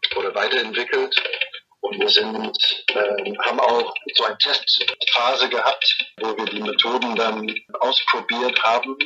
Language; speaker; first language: German; non-native, fluent; English